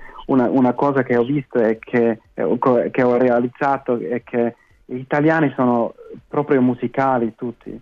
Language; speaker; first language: Italian; non-native, fluent; German